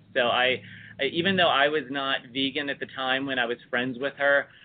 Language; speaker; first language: English; native; English